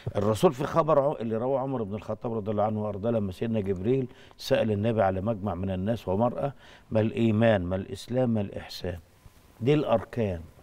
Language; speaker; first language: Egyptian Arabic; native; Egyptian Arabic